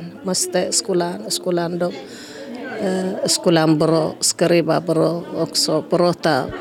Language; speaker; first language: Swedish; non-native, learner; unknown